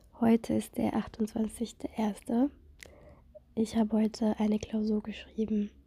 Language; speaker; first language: German; non-native, fluent; Russian